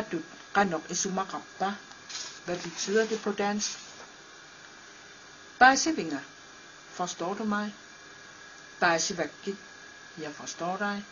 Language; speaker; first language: Danish; non-native, local second language; Kalaallisut